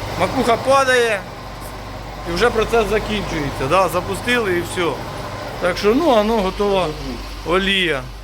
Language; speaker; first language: Ukrainian; native; Ukrainian